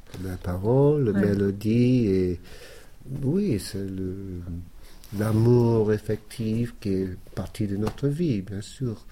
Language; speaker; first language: French; non-native, fluent; English